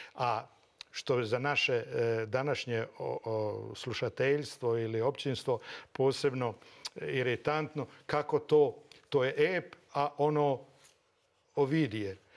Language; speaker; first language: Croatian; native; Croatian